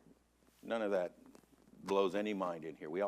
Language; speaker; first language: English; native; English